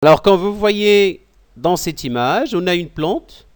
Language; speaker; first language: French; non-native, local second language; Arabic